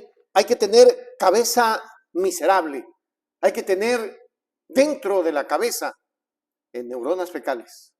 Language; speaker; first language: Spanish; native; Spanish